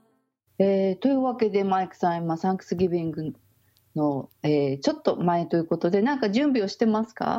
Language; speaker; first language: Japanese; native; Japanese